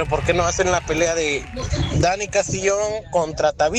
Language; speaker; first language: Spanish; native; Spanish